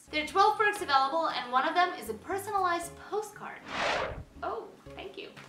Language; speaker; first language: English; non-native, fluent; Russian